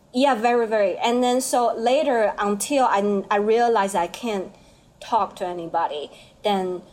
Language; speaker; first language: English; non-native, learner; Chinese